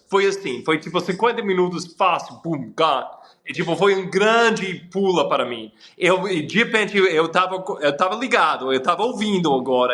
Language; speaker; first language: Portuguese; non-native, fluent; English